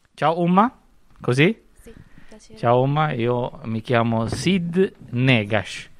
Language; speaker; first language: Italian; non-native, fluent; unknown